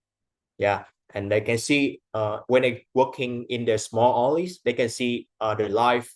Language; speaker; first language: English; non-native, fluent; Vietnamese